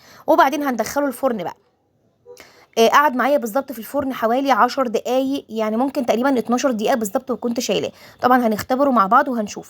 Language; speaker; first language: Arabic; native; Arabic